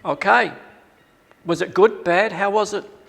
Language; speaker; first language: English; native; English